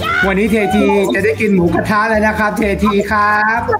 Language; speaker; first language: Thai; native; Thai